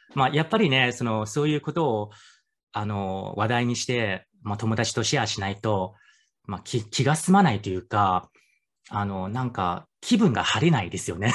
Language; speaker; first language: Japanese; non-native, fluent; Chinese